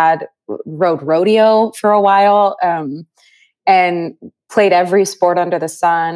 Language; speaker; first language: English; native; English